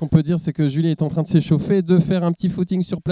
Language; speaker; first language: French; native; French